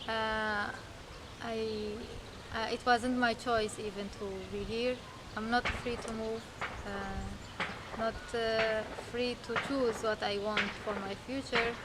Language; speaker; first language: English; non-native, fluent; Arabic